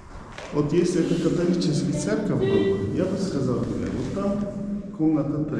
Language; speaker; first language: Russian; non-native, learner; Turkish